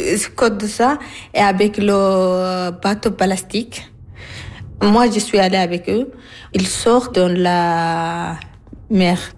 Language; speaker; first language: French; non-native, learner; Arabic